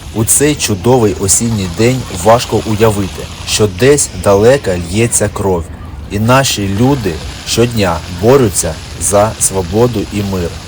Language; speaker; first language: Ukrainian; native; Ukrainian